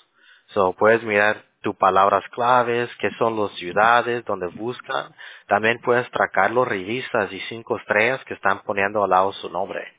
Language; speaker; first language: Spanish; early bilingual, heritage; Spanish